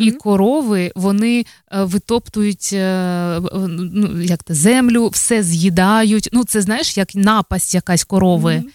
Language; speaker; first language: Ukrainian; native; Ukrainian